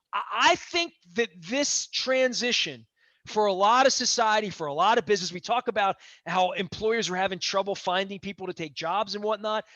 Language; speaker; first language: English; native; English